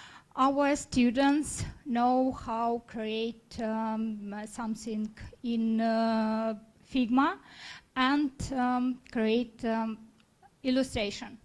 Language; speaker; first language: English; non-native, learner; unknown